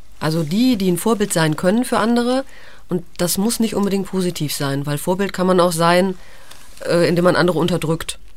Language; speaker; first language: German; native; German